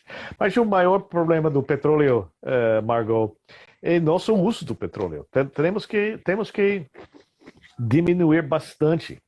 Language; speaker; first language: Portuguese; non-native, fluent; English